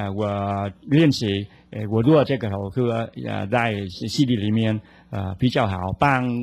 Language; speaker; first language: Chinese; non-native, learner; Vietnamese